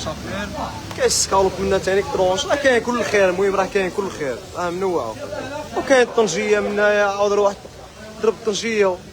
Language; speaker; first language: Arabic; native; Arabic